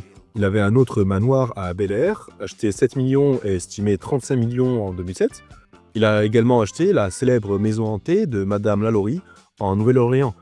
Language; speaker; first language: French; native; French